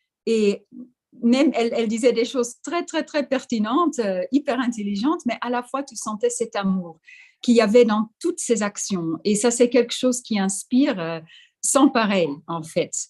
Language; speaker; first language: French; non-native, fluent; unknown